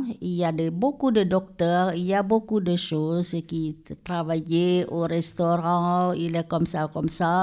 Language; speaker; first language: French; non-native, learner; Lao